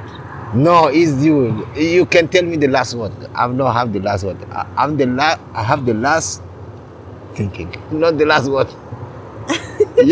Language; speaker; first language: English; non-native, learner; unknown